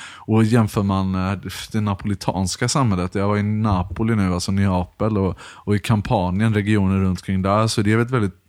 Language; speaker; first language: Swedish; early bilingual, other home language; Italian